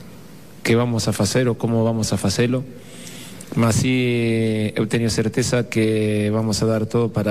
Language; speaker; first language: Portuguese; non-native, fluent; Spanish